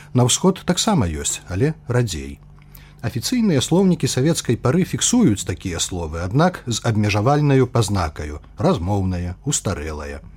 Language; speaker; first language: Belarusian; native; Belarusian